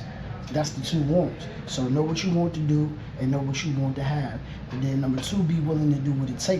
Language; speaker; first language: English; native; English